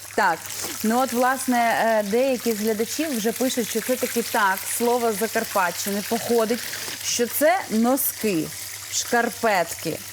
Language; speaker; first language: Ukrainian; native; Ukrainian